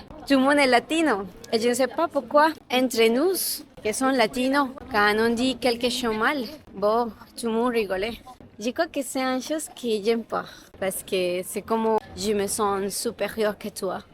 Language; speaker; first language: French; non-native, learner; Spanish